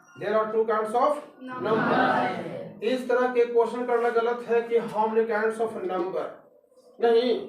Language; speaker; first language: Hindi; native; Hindi